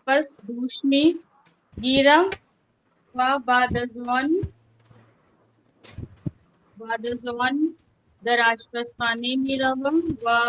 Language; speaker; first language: Persian; non-native, learner; Urdu